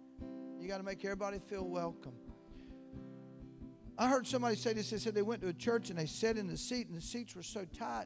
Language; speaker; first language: English; native; English